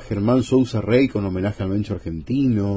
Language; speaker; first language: Spanish; native; Spanish